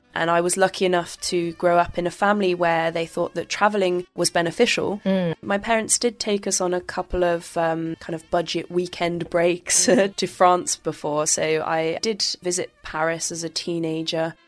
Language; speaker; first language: English; native; English